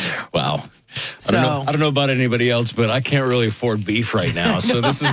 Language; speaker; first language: English; native; English